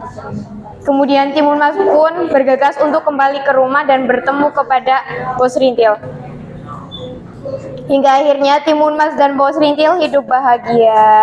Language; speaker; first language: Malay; non-native, local second language; Javanese